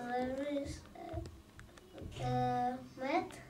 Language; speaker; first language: English; non-native, learner; Russian